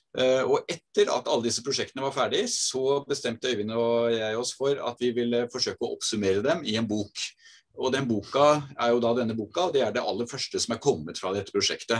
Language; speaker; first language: Norwegian; native; Norwegian